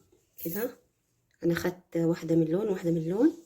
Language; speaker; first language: Arabic; native; Arabic